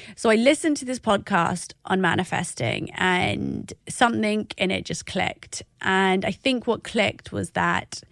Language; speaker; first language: English; native; English